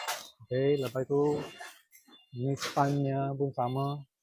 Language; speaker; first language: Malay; non-native, local second language; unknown